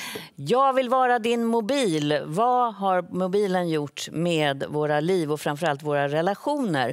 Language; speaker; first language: Swedish; native; Swedish